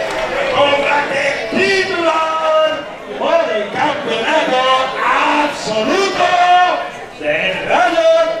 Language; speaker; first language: Spanish; native; Spanish